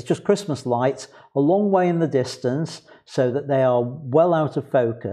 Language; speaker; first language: English; native; English